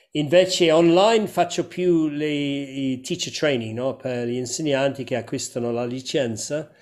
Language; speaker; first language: Italian; non-native, fluent; English